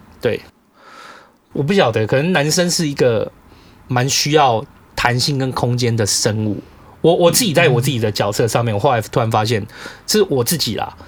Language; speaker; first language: Chinese; native; Chinese